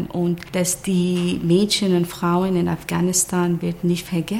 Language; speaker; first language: German; non-native, learner; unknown